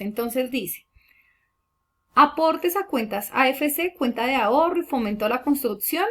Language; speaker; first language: Spanish; native; Spanish